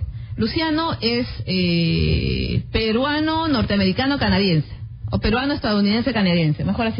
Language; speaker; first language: Spanish; native; Spanish